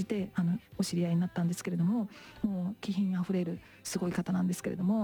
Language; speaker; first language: Japanese; native; Japanese